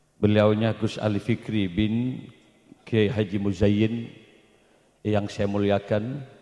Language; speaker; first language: Indonesian; non-native, local second language; Madurese